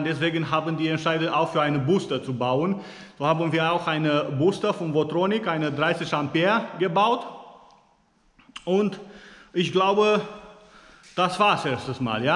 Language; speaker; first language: German; non-native, fluent; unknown